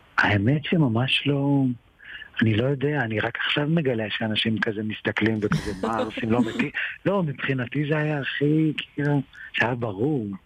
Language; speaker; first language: Hebrew; early bilingual, other home language; Georgian